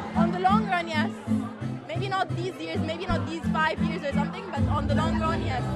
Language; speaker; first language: English; non-native, fluent; Korean